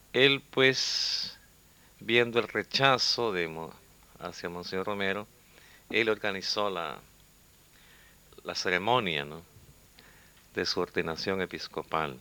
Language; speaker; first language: Spanish; native; Spanish